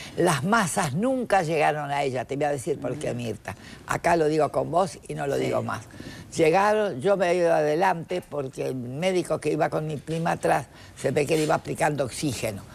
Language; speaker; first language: Spanish; native; Spanish